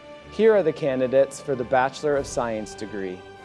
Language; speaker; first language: English; native; English